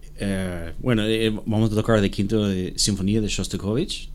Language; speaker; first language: Spanish; non-native, learner; English